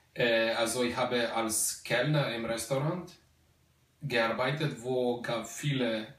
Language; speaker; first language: German; non-native, fluent; Slovenian